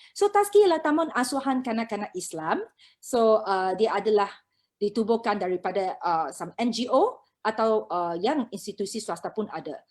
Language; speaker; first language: Malay; non-native, local second language; Chinese